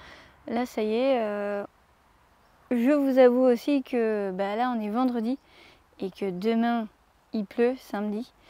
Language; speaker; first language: French; native; French